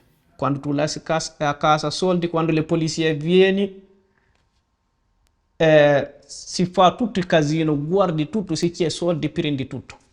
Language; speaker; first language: Italian; non-native, learner; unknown